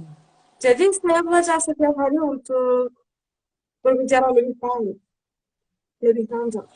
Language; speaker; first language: Indonesian; non-native, learner; Turkish